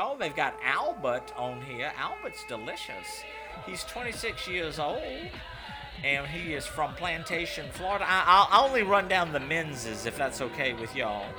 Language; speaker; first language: English; native; English